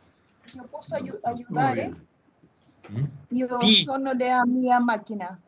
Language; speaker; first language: Italian; non-native, learner; Spanish